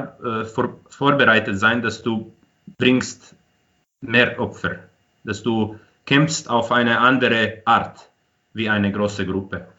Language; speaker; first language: German; non-native, fluent; Croatian